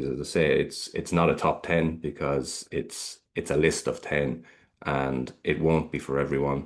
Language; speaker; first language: English; native; English